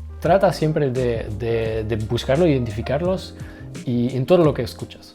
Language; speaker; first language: Spanish; non-native, fluent; Dutch